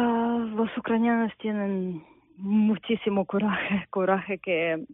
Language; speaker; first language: Spanish; non-native, fluent; Ukrainian